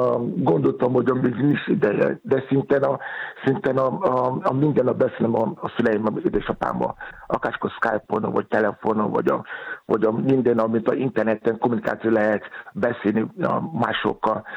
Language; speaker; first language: Hungarian; non-native, fluent; Yoruba